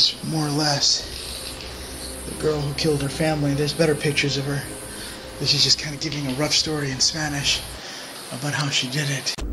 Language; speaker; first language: English; native; English